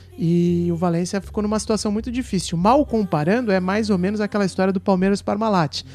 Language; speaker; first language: Portuguese; native; Portuguese